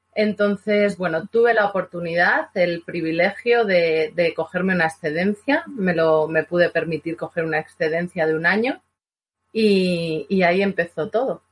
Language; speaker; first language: Spanish; native; Spanish